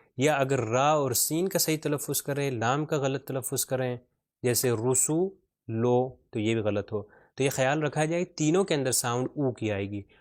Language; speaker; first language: Urdu; non-native, local second language; Punjabi